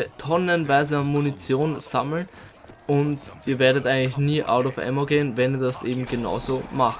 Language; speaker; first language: German; native; German